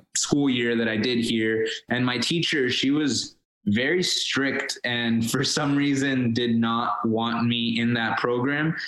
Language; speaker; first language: English; early bilingual, other home language; Spanish